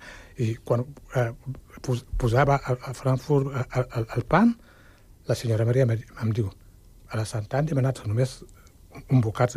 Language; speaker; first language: Catalan; non-native, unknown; Wolof